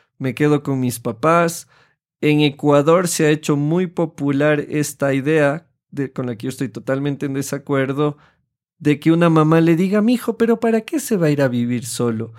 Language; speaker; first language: Spanish; native; Spanish